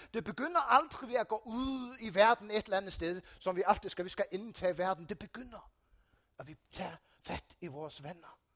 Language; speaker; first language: Danish; non-native, local second language; Faroese